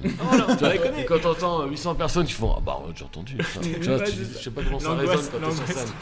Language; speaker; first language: French; native; French